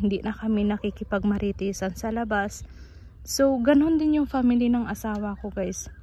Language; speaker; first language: Filipino; native; Filipino